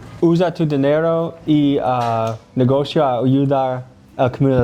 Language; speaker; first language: Spanish; non-native, learner; English